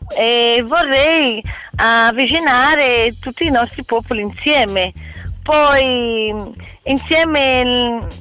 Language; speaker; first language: Italian; non-native, fluent; Portuguese